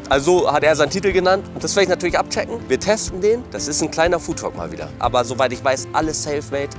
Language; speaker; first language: German; native; German